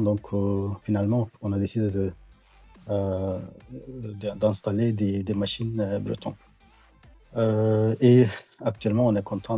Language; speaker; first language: French; non-native, fluent; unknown